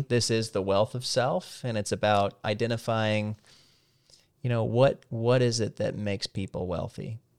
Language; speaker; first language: English; native; English